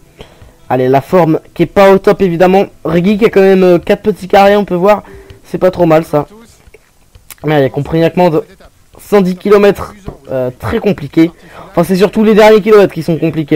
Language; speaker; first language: French; native; French